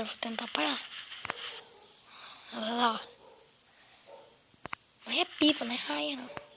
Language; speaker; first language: Portuguese; native; Portuguese